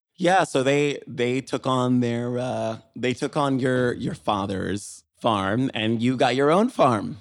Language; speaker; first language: English; native; English